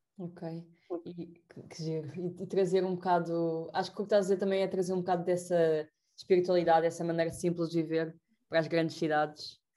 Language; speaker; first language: Portuguese; native; Portuguese